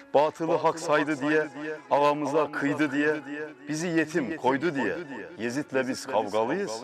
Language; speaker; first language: Turkish; native; Turkish